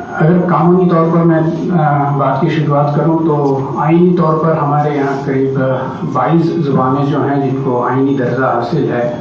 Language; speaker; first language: Urdu; native; Urdu